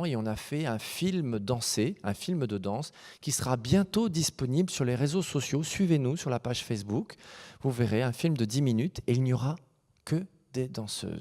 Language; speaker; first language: French; native; French